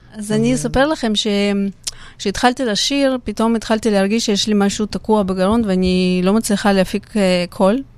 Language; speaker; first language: Hebrew; non-native, fluent; Russian